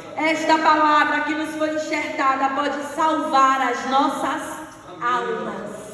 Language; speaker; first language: Portuguese; native; Portuguese